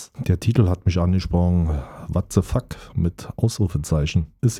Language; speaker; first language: German; native; German